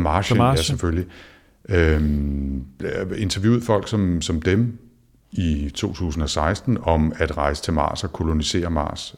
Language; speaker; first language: Danish; native; Danish